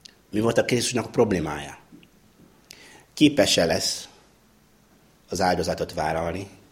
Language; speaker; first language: Hungarian; non-native, fluent; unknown